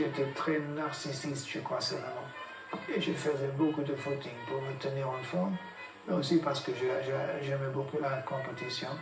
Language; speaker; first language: French; non-native, fluent; English